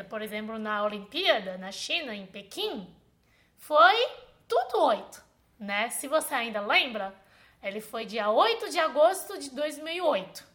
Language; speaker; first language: Portuguese; non-native, fluent; Chinese